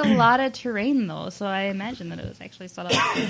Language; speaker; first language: English; native; English